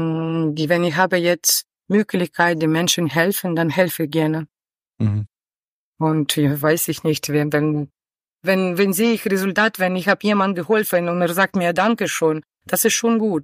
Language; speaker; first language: German; non-native, learner; Ukrainian